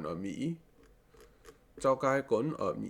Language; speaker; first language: Vietnamese; non-native, learner; English